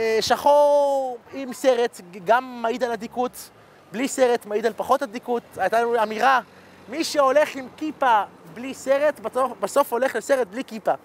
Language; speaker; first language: Hebrew; early bilingual, other home language; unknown